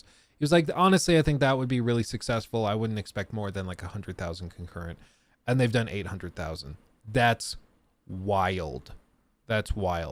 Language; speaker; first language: English; native; English